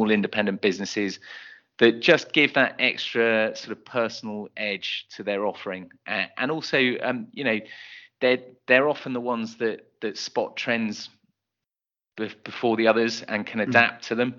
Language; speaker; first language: English; native; English